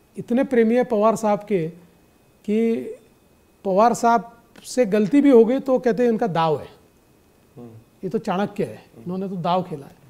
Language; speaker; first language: Hindi; non-native, local second language; Marathi